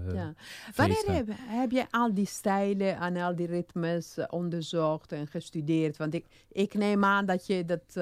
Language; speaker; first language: Dutch; non-native, fluent; Italian